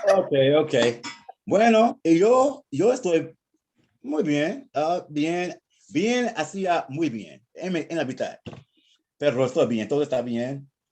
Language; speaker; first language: Spanish; non-native, learner; English